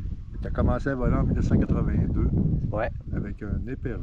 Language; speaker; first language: French; native; French